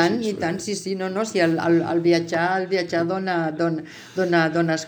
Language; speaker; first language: Catalan; native; Catalan